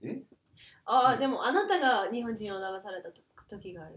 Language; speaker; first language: Japanese; non-native, fluent; English